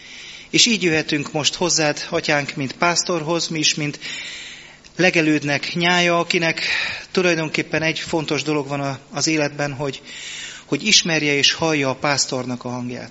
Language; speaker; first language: Hungarian; native; Hungarian